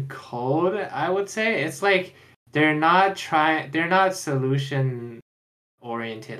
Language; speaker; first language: English; non-native, fluent; Chinese